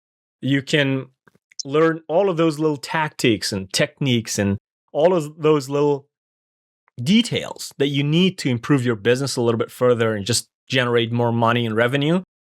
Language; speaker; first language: English; non-native, fluent; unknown